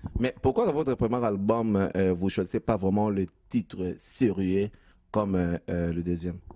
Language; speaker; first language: French; non-native, local second language; Lingala